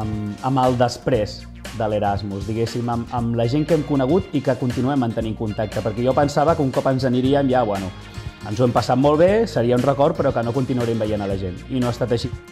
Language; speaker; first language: Catalan; native; Catalan